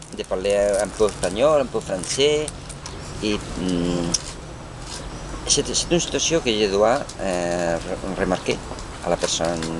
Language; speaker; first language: French; non-native, learner; Spanish